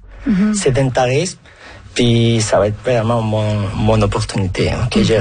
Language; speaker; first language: French; non-native, fluent; Spanish